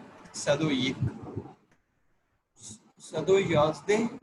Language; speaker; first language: Persian; non-native, learner; Urdu